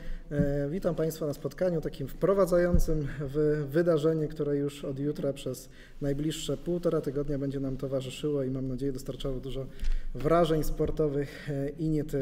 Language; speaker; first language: Polish; native; Polish